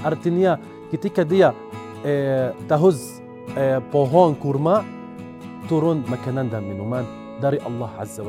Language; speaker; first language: Indonesian; non-native, learner; Arabic